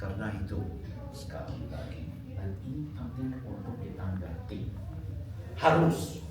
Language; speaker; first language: Indonesian; non-native, fluent; Arabic